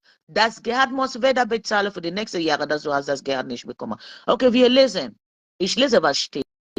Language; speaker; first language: German; non-native, learner; French